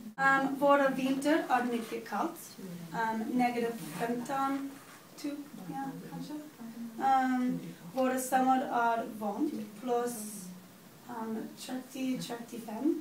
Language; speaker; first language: Swedish; non-native, learner; English